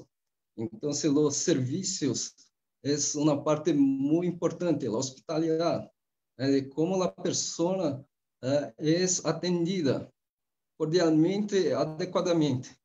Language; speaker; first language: Spanish; non-native, fluent; Portuguese